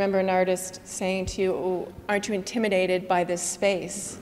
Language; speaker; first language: English; native; English